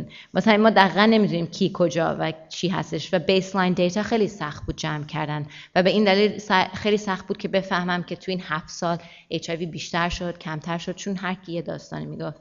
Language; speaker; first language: Persian; early bilingual, heritage; Persian